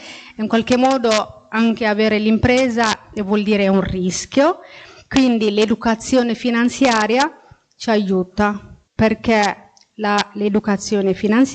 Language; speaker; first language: Italian; non-native, fluent; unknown